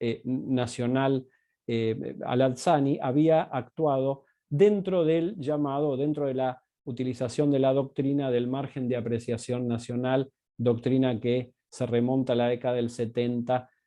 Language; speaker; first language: Spanish; native; Spanish